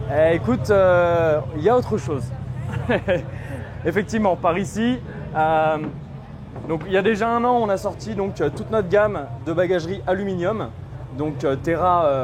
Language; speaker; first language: French; native; French